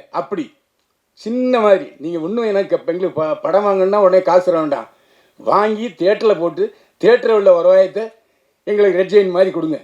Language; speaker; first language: Tamil; native; Tamil